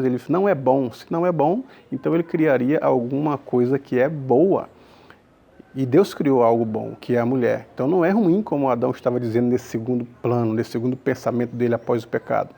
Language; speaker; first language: Portuguese; native; Portuguese